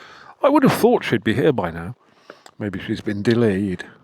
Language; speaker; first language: English; native; English